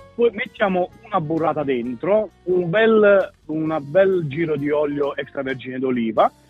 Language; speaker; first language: Italian; native; Italian